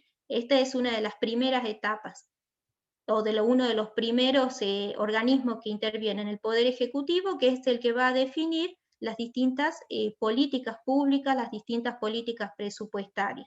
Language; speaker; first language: Spanish; native; Spanish